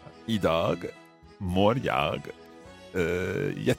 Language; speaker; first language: Swedish; non-native, learner; English